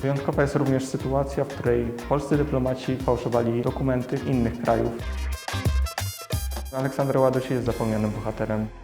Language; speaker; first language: Polish; native; Polish